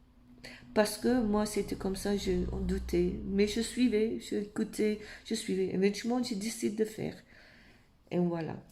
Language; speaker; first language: French; non-native, fluent; English